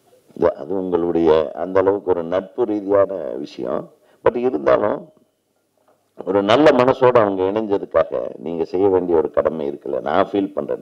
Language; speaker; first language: Tamil; native; Tamil